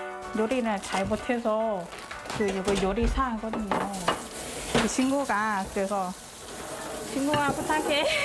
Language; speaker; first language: Korean; non-native, learner; Thai